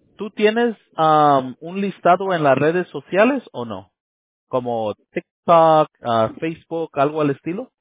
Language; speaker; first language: Spanish; early bilingual, heritage; Spanish